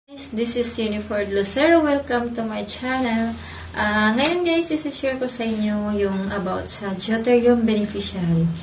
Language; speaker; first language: Filipino; non-native, local second language; Cebuano